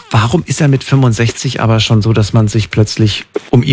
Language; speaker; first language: German; native; German